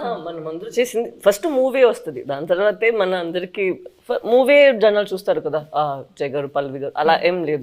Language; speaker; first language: Telugu; non-native, local second language; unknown